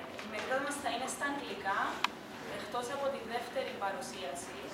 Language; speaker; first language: Greek; native; Greek